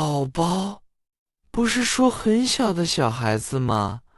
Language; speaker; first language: Chinese; non-native, fluent; English